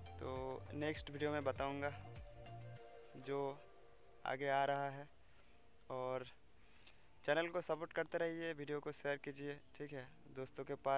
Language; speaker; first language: Hindi; non-native, local second language; Bangla